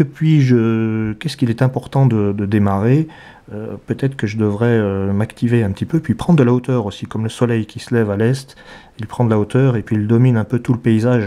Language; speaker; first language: French; native; French